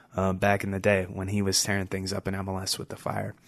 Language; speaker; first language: English; native; English